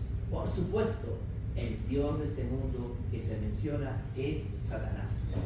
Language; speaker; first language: Spanish; native; Spanish